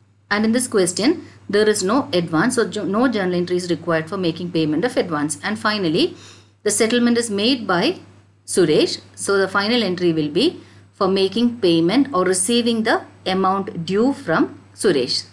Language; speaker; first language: English; non-native, local second language; Malayalam